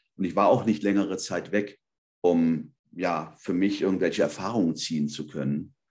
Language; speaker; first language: German; early bilingual, other home language; Spanish